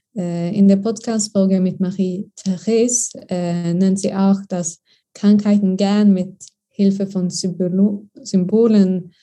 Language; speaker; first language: German; non-native, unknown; Swedish